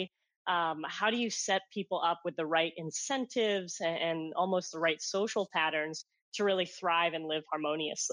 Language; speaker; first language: English; non-native, local second language; Cantonese